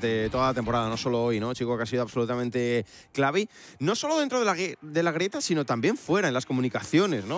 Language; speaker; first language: Spanish; native; Spanish